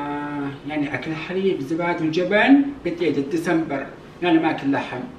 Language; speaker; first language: Arabic; non-native, learner; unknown